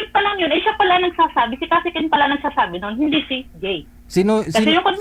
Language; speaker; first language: Filipino; native; Filipino